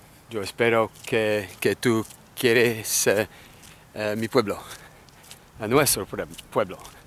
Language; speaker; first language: Spanish; non-native, learner; English